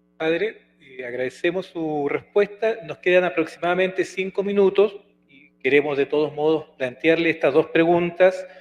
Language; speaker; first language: Spanish; native; Spanish